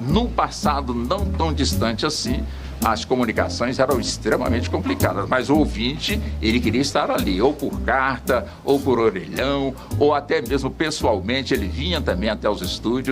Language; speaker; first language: Portuguese; native; Portuguese